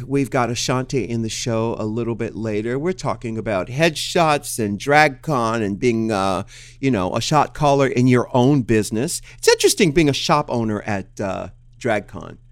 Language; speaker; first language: English; native; English